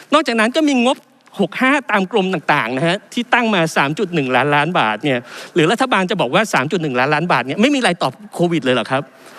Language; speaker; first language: Thai; native; Thai